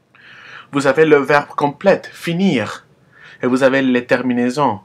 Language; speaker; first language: French; non-native, fluent; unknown